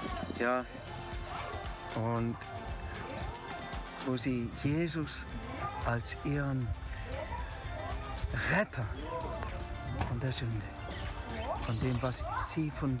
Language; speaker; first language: German; native; German